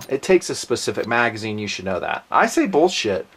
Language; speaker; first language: English; native; English